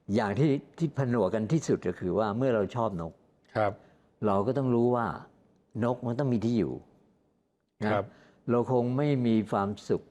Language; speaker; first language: Thai; native; Thai